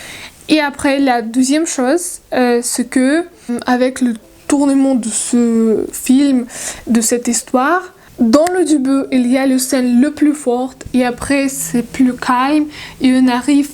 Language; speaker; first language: French; non-native, learner; Russian